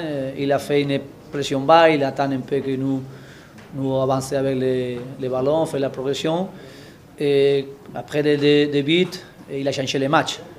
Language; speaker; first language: French; non-native, learner; Spanish